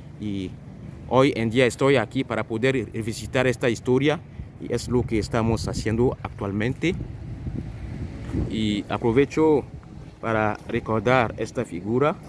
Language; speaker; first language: Spanish; non-native, fluent; French